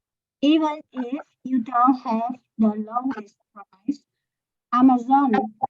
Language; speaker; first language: English; non-native, learner; Vietnamese